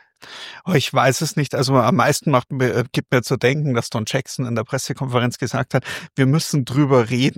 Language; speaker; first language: German; native; German